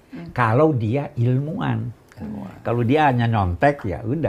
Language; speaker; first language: Indonesian; native; Indonesian